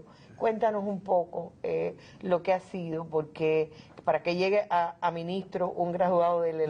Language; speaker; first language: Spanish; native; Spanish